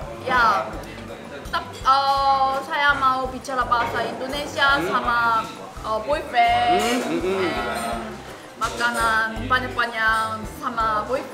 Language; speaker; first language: Indonesian; non-native, learner; Korean